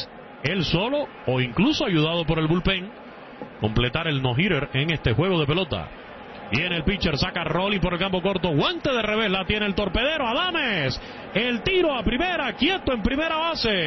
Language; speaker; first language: Spanish; native; Spanish